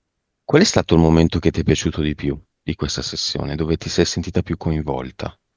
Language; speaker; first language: Italian; native; Italian